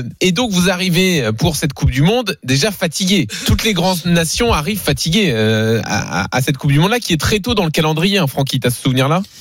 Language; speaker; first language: French; native; French